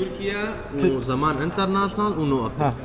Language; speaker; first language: Turkish; non-native, learner; Central Kurdish